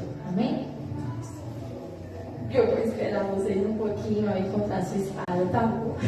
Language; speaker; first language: Portuguese; native; Portuguese